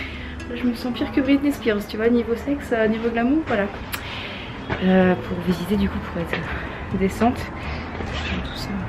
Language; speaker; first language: French; native; French